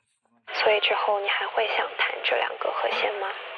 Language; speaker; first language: Chinese; native; Chinese